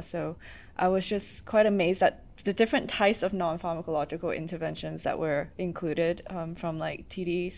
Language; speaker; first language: English; non-native, local second language; Cantonese